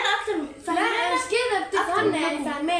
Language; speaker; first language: Arabic; native; Arabic